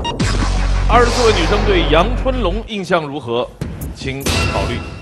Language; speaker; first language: Chinese; native; Chinese